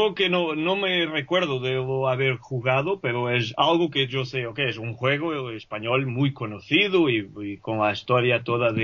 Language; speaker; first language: Spanish; non-native, fluent; Portuguese